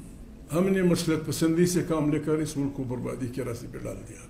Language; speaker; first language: Urdu; non-native, local second language; Pashto